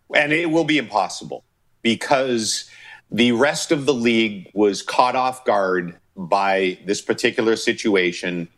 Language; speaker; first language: English; native; English